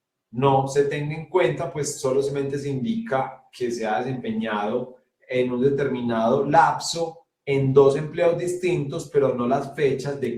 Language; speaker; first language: Spanish; native; Spanish